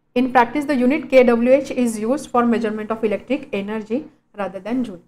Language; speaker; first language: English; non-native, local second language; Marathi